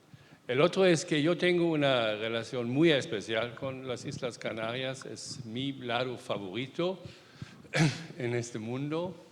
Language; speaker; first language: Spanish; non-native, fluent; German